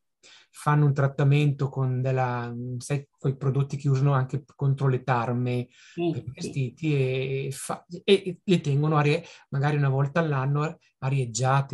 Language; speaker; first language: Italian; native; Italian